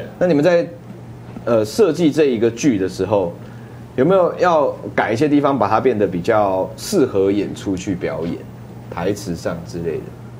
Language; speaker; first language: Chinese; native; Chinese